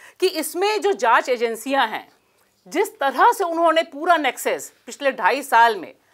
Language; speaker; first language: Hindi; native; Hindi